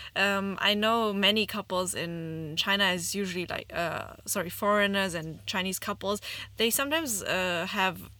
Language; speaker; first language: English; non-native, fluent; German